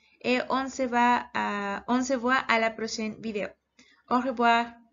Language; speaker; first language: French; non-native, learner; Spanish